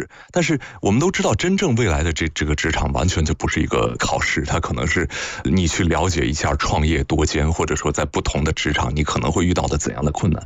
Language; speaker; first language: Chinese; native; Chinese